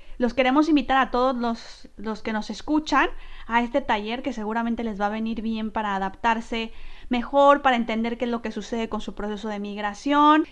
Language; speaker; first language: Spanish; native; Spanish